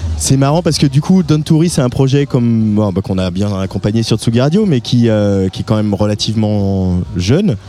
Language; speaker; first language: French; native; French